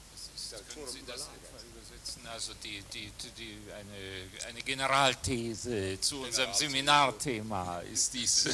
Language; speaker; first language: German; native; German